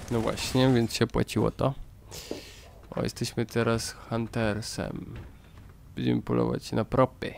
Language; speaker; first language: Polish; native; Polish